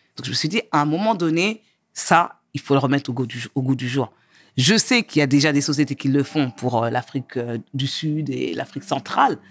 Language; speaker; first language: French; early bilingual, other home language; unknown